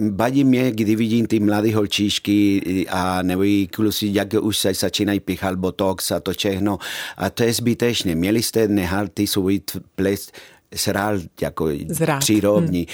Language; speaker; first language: Czech; non-native, fluent; Spanish